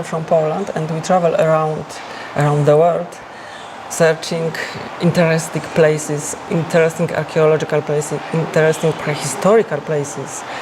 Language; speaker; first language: English; non-native, fluent; Polish